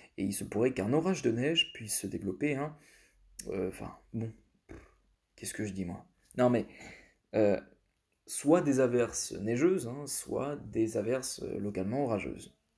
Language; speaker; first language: French; native; French